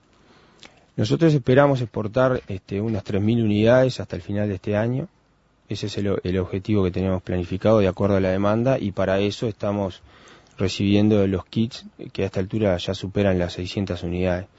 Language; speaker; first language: Spanish; native; Spanish